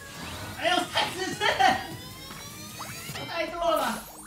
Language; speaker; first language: Chinese; native; Chinese